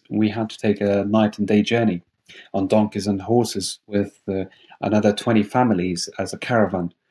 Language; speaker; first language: English; non-native, fluent; Persian